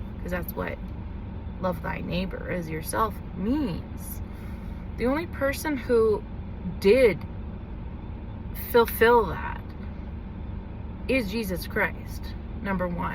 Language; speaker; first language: English; native; English